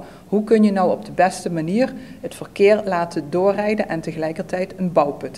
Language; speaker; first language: Dutch; native; Dutch